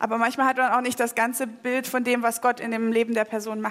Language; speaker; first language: German; native; German